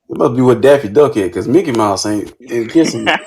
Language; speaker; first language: English; native; English